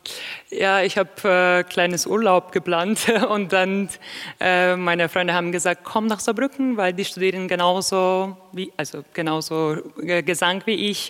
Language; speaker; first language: German; non-native, fluent; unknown